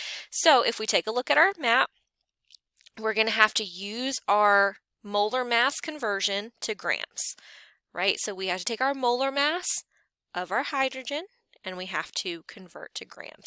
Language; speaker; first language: English; native; English